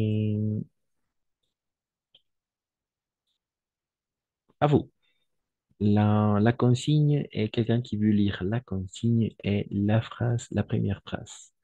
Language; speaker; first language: French; non-native, fluent; Spanish